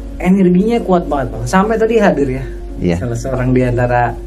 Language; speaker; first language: Indonesian; native; Indonesian